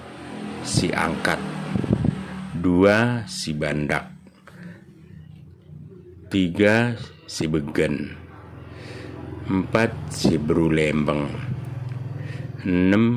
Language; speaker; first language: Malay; non-native, local second language; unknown